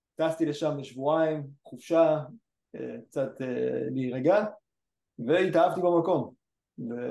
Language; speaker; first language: Hebrew; early bilingual, other home language; English